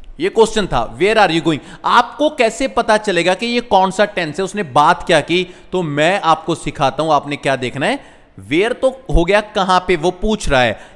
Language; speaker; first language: Hindi; non-native, local second language; Punjabi